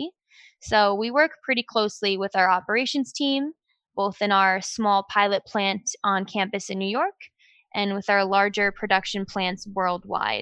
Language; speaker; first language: English; native; English